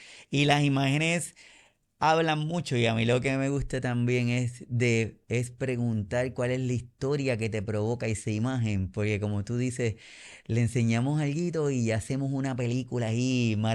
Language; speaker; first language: Spanish; native; Spanish